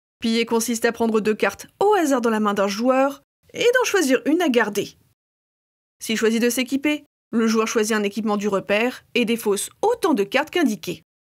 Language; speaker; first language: French; native; French